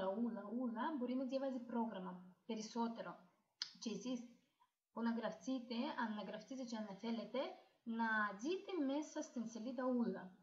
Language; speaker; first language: Greek; non-native, learner; Russian